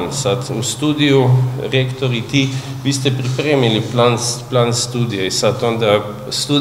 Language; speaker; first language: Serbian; non-native, fluent; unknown